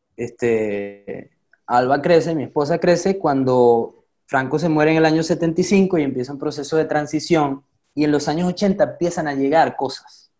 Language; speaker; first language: Spanish; native; Spanish